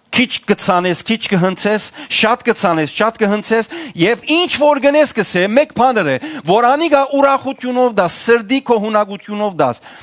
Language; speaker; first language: Armenian; early bilingual, heritage; Armenian